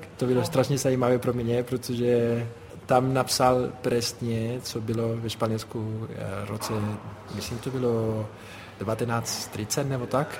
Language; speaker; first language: Czech; non-native, fluent; Spanish